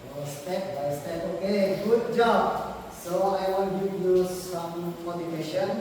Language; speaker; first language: English; non-native, learner; Indonesian